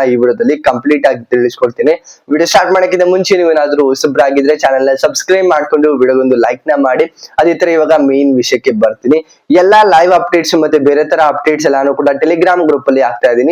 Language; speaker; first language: Kannada; native; Kannada